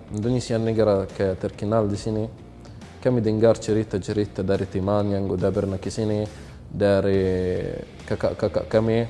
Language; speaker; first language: Indonesian; non-native, fluent; Arabic